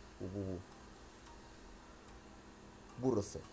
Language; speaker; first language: Turkish; non-native, learner; Russian